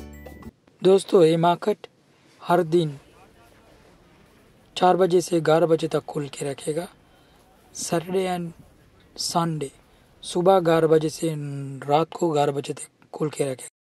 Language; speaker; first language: Hindi; non-native, fluent; Bangla